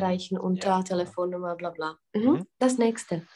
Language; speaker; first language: German; non-native, fluent; Czech